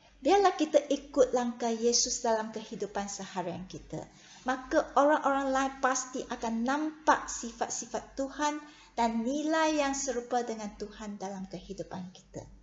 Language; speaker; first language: Malay; non-native, local second language; Chinese